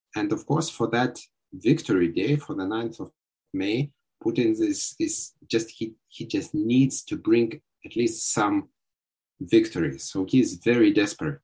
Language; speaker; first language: English; non-native, fluent; Lithuanian